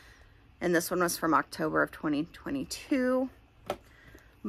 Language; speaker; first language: English; native; English